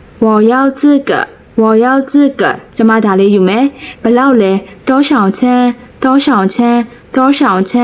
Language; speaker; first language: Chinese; non-native, learner; Burmese